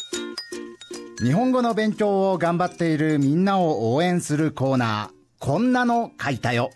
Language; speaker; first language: Japanese; native; Japanese